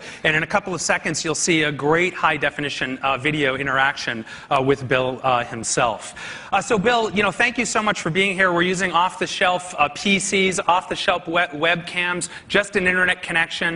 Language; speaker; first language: English; native; English